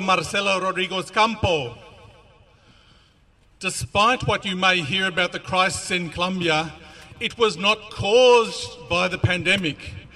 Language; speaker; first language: English; native; English